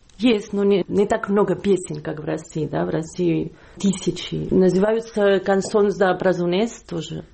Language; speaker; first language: Russian; non-native, fluent; Catalan